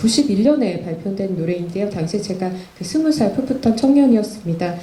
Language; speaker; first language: Korean; native; Korean